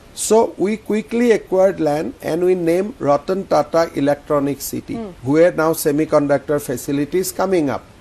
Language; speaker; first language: English; non-native, local second language; Assamese